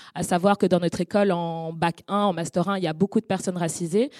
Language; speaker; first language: French; native; French